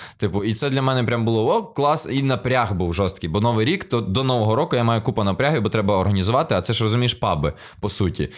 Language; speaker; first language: Ukrainian; native; Ukrainian